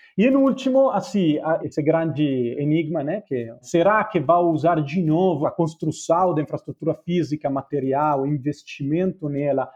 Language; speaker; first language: Portuguese; non-native, fluent; Spanish